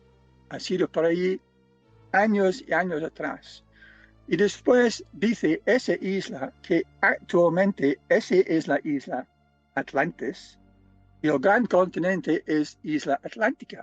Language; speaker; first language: Spanish; non-native, fluent; English